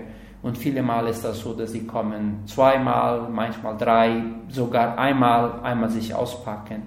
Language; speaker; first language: German; non-native, learner; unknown